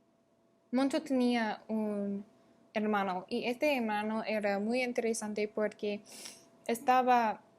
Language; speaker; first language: Spanish; non-native, learner; English